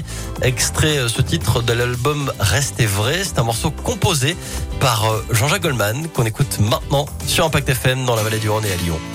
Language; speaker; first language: French; native; French